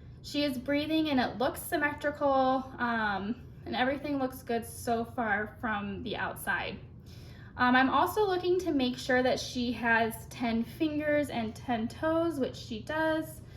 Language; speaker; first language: English; native; English